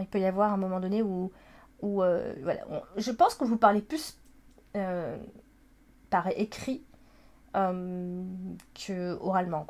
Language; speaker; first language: French; native; French